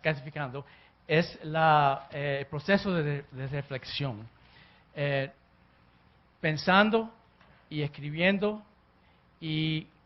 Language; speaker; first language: Spanish; early bilingual, heritage; Spanish